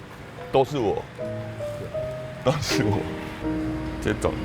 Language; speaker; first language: Chinese; native; Chinese